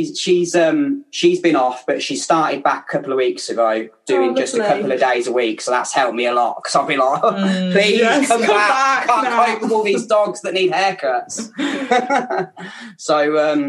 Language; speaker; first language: English; native; English